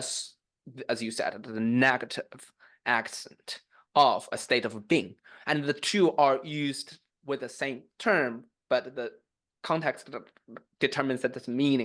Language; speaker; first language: English; non-native, fluent; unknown